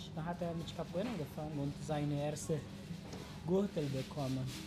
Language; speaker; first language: German; non-native, learner; Portuguese